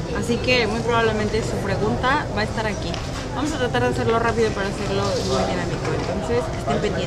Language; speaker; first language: Spanish; native; Spanish